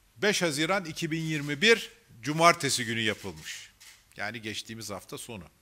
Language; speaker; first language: Turkish; native; Turkish